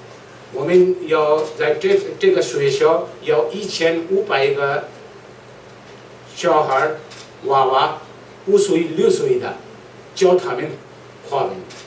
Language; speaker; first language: Chinese; non-native, learner; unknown